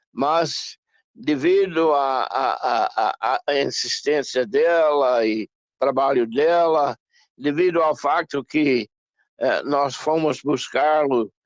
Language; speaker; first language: Portuguese; non-native, fluent; English